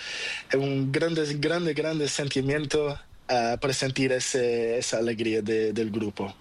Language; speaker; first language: Spanish; non-native, learner; Portuguese